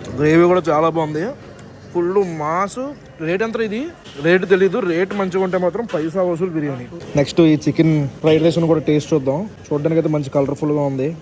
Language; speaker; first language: Telugu; native; Telugu